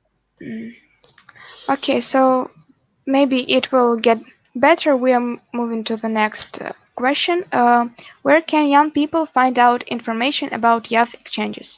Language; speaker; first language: English; non-native, fluent; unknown